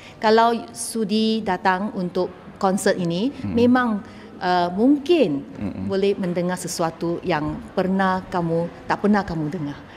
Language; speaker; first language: Malay; non-native, local second language; Chinese